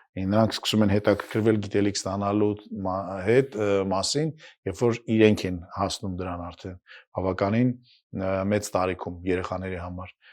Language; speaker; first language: Armenian; non-native, fluent; Russian